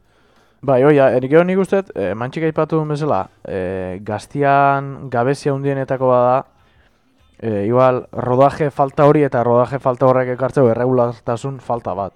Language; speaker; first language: Basque; native; Basque